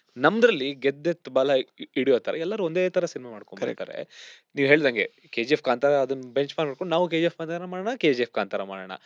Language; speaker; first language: Kannada; native; Kannada